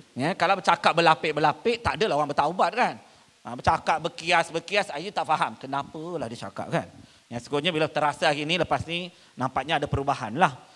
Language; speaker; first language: Malay; non-native, local second language; Tamil